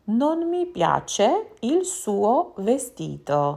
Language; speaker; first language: Italian; non-native, fluent; Georgian